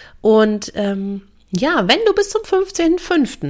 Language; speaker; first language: German; native; German